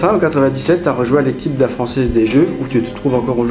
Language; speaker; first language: French; native; French